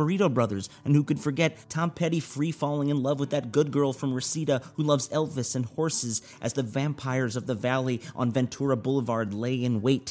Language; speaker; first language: English; native; English